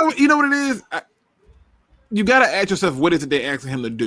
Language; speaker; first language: English; native; English